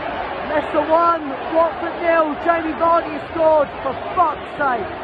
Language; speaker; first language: English; native; English